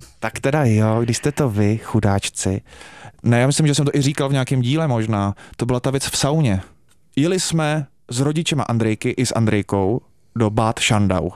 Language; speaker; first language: Czech; native; Czech